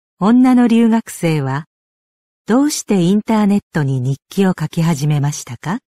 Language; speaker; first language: Japanese; native; Japanese